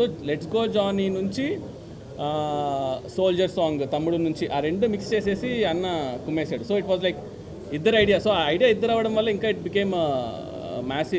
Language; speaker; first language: Telugu; native; Telugu